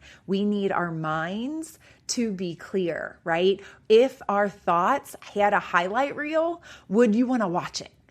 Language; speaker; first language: English; native; English